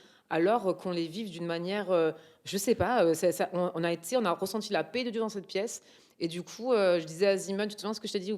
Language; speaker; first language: French; native; French